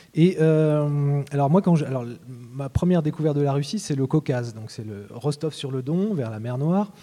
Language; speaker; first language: French; native; French